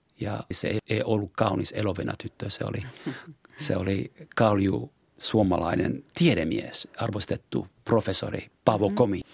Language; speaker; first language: Finnish; non-native, fluent; French